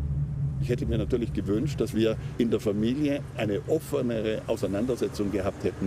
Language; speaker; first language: German; native; German